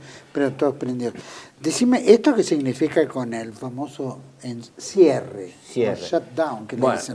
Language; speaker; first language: Spanish; native; Spanish